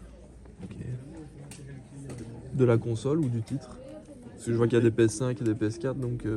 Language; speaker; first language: French; native; French